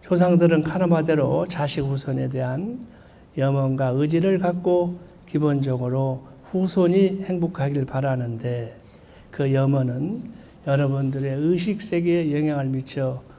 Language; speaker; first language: Korean; native; Korean